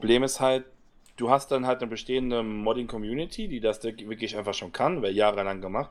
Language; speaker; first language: German; native; German